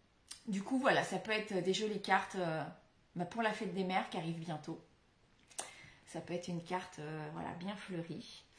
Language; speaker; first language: French; native; French